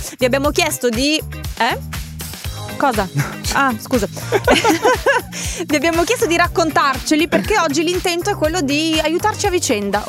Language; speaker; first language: Italian; native; Italian